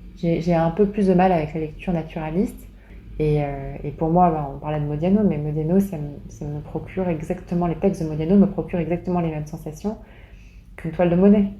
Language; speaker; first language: French; native; French